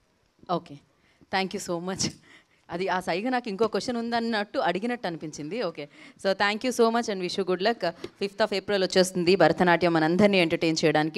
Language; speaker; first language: Telugu; native; Telugu